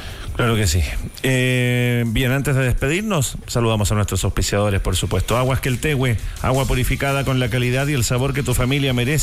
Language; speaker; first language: Spanish; native; Spanish